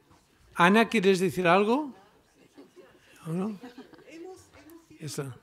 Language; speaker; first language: Spanish; non-native, local second language; Catalan